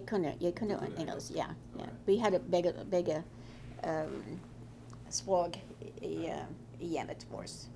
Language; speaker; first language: Norwegian; early bilingual, heritage; Norwegian